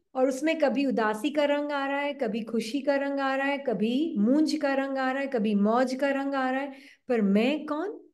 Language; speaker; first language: Hindi; native; Hindi